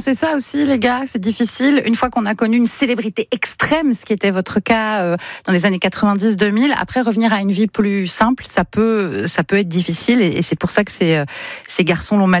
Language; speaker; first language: French; native; French